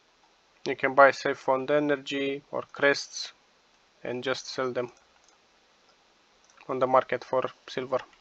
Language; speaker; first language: English; non-native, fluent; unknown